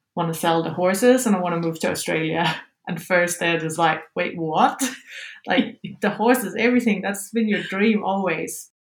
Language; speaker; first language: English; non-native, fluent; Danish